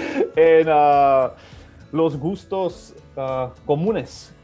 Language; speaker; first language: Spanish; early bilingual, other home language; Serbian